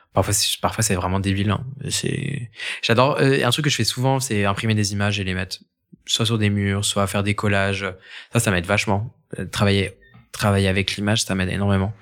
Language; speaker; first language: French; native; French